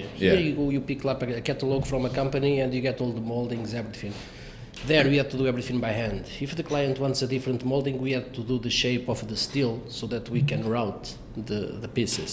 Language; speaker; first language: English; non-native, fluent; Portuguese